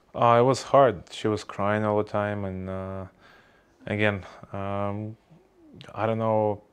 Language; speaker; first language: English; non-native, learner; Russian